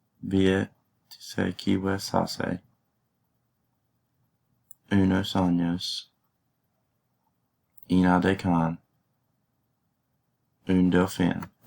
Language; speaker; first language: Spanish; non-native, learner; English